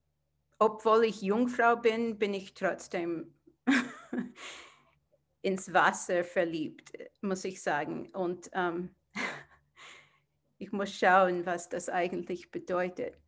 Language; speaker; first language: German; non-native, fluent; English